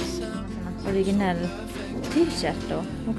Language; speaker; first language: Swedish; non-native, learner; Japanese